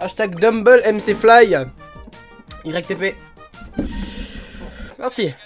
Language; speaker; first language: French; native; French